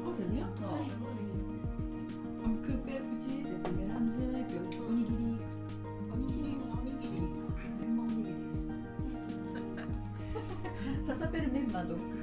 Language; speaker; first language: French; non-native, learner; Japanese